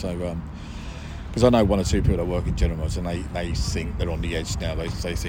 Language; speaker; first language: English; native; English